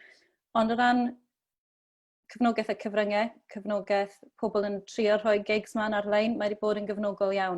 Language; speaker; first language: Welsh; native; Welsh